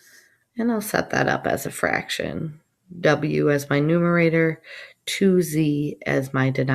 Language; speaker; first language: English; native; English